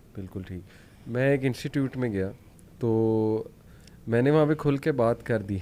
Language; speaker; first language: Urdu; native; Urdu